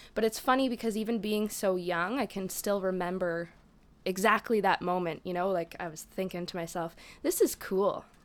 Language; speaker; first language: English; native; English